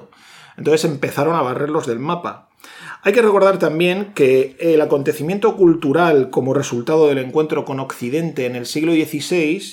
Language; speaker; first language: Spanish; native; Spanish